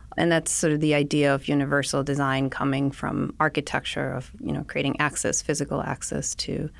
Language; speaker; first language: English; non-native, fluent; Danish